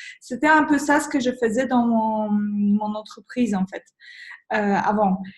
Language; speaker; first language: French; non-native, fluent; Polish